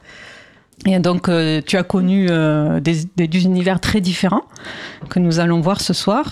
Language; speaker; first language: French; native; French